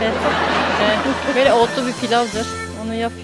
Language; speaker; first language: Turkish; non-native, local second language; Kurdish